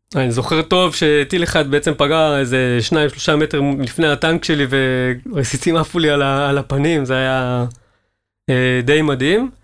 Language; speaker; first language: Hebrew; native; Hebrew